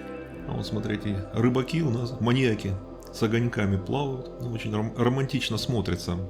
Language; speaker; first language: Russian; native; Russian